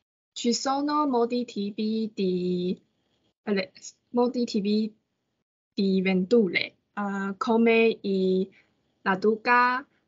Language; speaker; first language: Italian; non-native, learner; Chinese